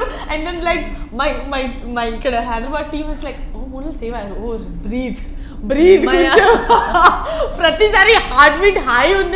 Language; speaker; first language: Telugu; non-native, learner; Gujarati